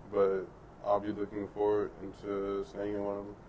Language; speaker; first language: English; native; English